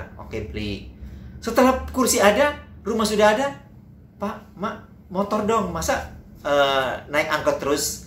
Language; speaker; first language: Indonesian; native; Indonesian